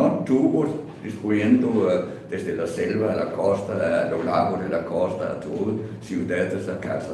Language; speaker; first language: Spanish; non-native, fluent; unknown